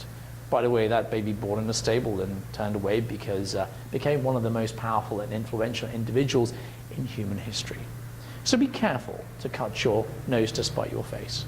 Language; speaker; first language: English; native; English